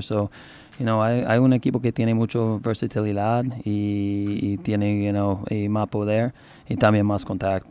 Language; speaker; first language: Spanish; non-native, learner; English